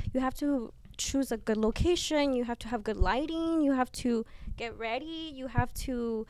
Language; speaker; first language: English; early bilingual, other home language; Spanish